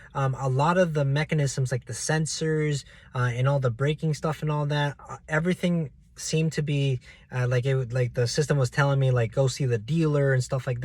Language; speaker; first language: English; native; English